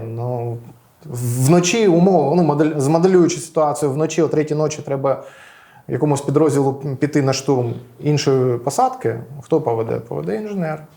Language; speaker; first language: Ukrainian; non-native, local second language; Russian